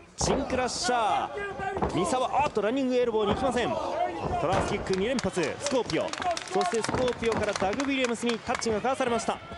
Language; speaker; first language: Japanese; native; Japanese